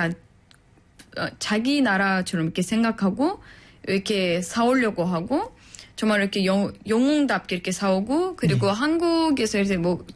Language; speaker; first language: Korean; non-native, fluent; Turkish